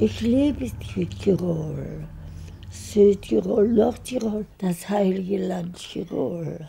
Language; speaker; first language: German; early bilingual, other home language; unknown